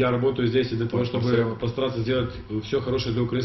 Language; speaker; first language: Russian; native; Russian